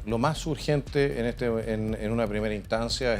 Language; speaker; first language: Spanish; native; Spanish